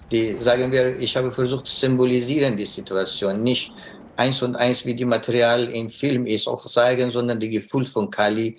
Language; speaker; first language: German; non-native, learner; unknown